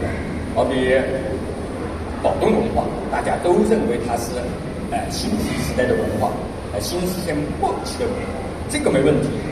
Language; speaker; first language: Chinese; native; Chinese